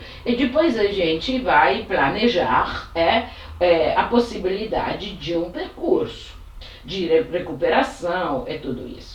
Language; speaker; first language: Portuguese; non-native, fluent; Italian